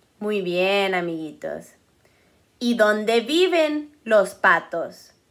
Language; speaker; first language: Spanish; early bilingual, heritage; Spanish